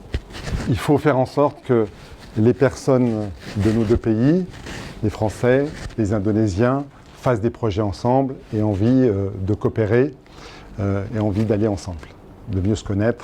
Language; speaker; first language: French; native; French